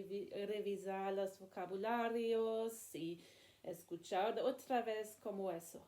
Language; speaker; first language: Spanish; non-native, learner; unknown